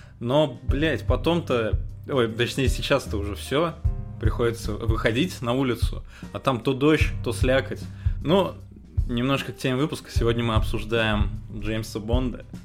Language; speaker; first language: Russian; native; Russian